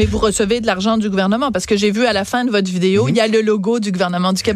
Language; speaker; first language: French; native; French